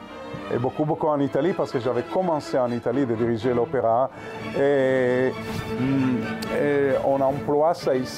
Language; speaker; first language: French; non-native, fluent; Hebrew